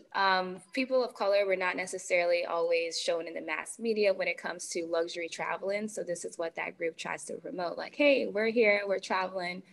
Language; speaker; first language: English; native; English